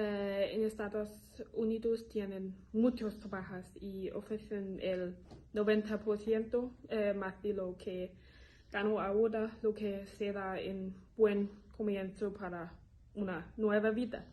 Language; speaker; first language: Spanish; non-native, learner; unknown